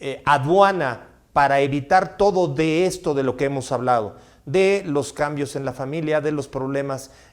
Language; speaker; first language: Spanish; native; Spanish